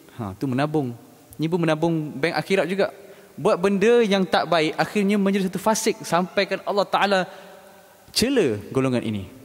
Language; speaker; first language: Malay; native; Malay